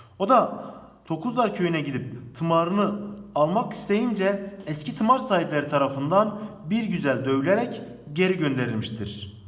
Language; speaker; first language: Turkish; native; Turkish